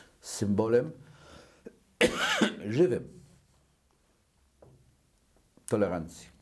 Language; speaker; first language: Polish; early bilingual, other home language; Yiddish